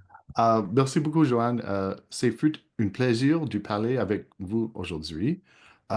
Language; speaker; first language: French; non-native, local second language; English